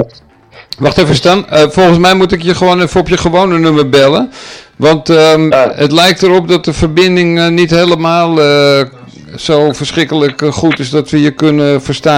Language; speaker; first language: Dutch; native; Dutch